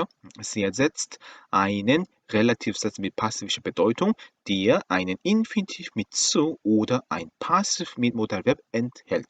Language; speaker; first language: German; non-native, fluent; Korean